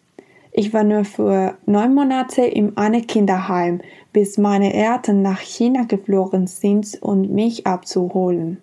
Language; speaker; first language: German; non-native, fluent; Spanish